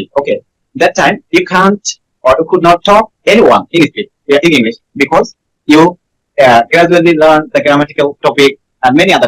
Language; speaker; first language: English; non-native, learner; Bangla